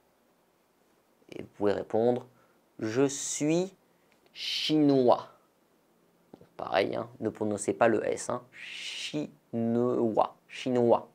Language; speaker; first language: French; native; French